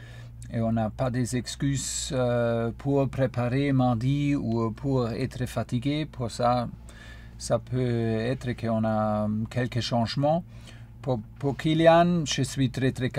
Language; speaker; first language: French; non-native, fluent; German